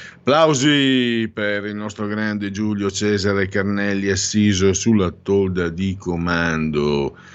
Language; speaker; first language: Italian; non-native, local second language; Friulian